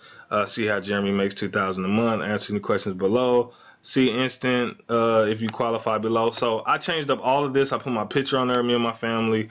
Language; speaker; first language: English; native; English